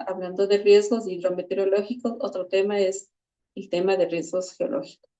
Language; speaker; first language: Spanish; native; Spanish